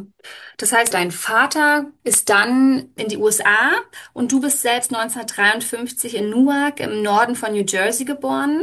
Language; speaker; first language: German; native; German